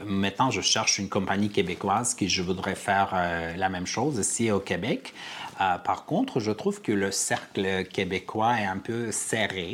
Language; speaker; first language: French; non-native, fluent; Armenian